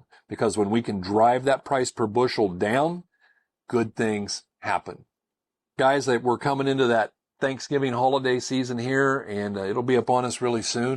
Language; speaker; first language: English; native; English